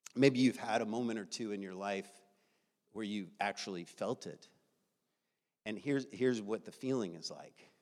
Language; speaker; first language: English; native; English